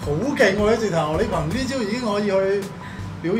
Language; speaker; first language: Cantonese; native; Cantonese